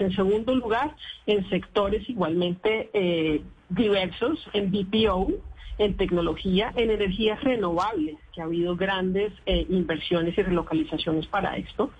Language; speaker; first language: Spanish; native; Spanish